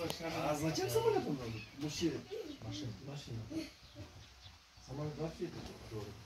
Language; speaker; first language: Russian; non-native, learner; Kyrgyz